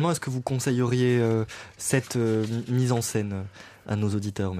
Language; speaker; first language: French; native; French